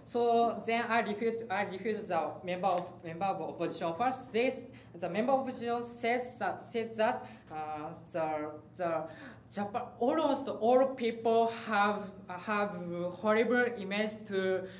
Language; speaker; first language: English; non-native, learner; Japanese